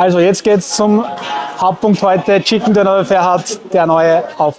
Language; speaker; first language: German; native; German